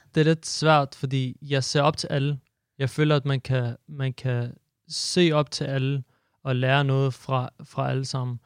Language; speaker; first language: Danish; early bilingual, other home language; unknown